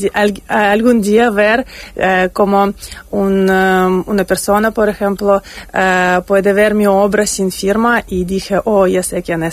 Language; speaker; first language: Spanish; non-native, learner; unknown